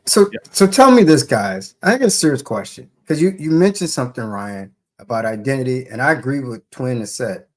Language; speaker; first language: English; native; English